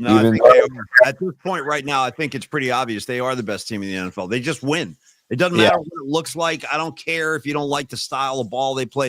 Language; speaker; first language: English; native; English